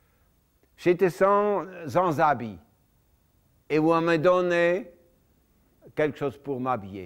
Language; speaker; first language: French; non-native, local second language; German